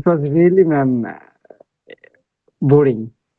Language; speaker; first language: English; non-native, learner; Bangla